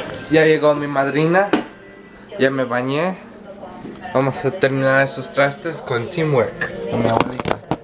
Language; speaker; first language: Spanish; early bilingual, heritage; Spanish